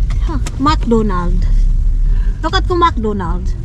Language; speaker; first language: English; non-native, learner; Filipino